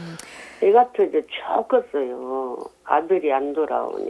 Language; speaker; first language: Korean; native; Korean